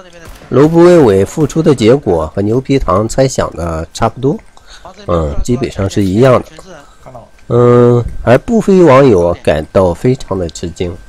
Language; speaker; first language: Chinese; native; Chinese